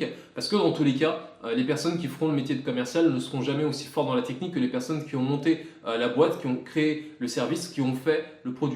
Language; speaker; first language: French; native; French